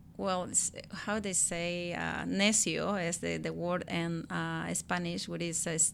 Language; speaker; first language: English; non-native, learner; Spanish